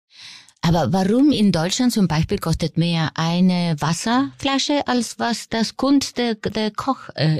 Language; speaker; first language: German; non-native, fluent; Spanish